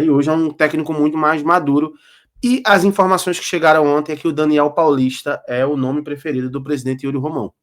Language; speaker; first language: Portuguese; native; Portuguese